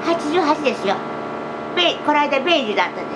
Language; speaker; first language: Japanese; native; Japanese